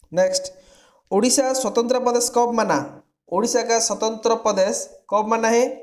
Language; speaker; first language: Hindi; non-native, local second language; Odia